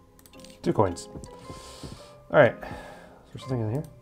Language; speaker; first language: English; native; English